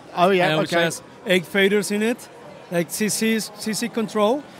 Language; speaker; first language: English; non-native, fluent; Spanish